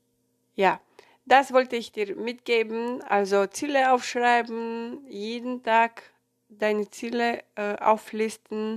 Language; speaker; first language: German; non-native, fluent; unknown